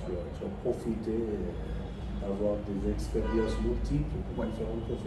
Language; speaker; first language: French; non-native, fluent; Bangla